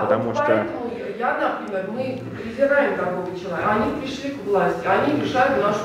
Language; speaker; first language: Russian; non-native, local second language; Armenian